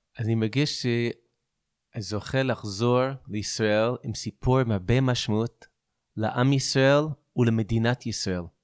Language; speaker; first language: Hebrew; non-native, fluent; English